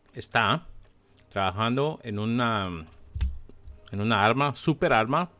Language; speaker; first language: Spanish; early bilingual, heritage; Spanish